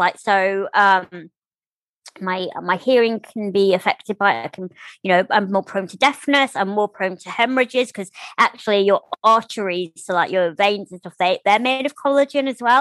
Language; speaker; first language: English; native; English